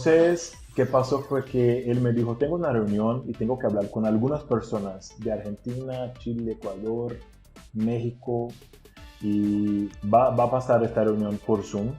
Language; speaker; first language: Spanish; non-native, fluent; Portuguese